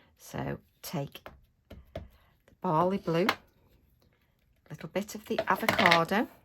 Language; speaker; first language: English; native; English